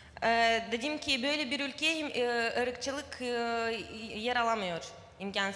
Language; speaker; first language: Turkish; non-native, fluent; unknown